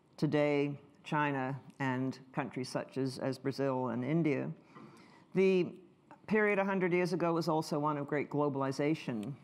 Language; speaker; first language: English; native; English